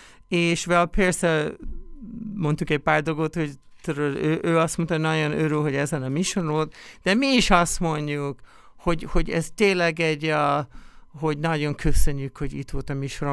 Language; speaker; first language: Hungarian; non-native, fluent; English